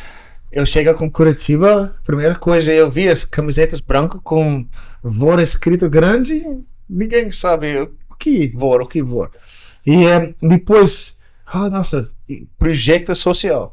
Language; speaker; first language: Portuguese; non-native, learner; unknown